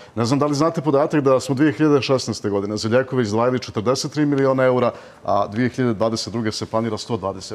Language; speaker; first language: Bosnian; native; Bosnian